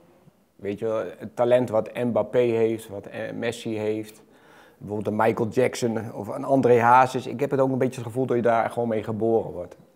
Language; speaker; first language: Dutch; native; Dutch